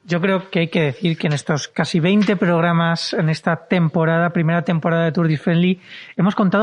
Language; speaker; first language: Spanish; native; Spanish